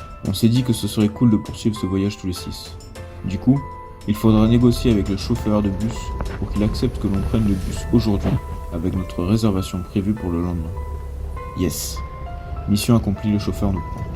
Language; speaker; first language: French; native; French